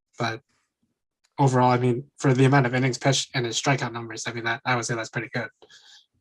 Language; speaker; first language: English; native; English